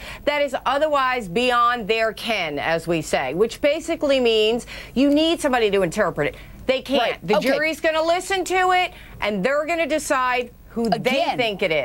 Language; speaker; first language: English; native; English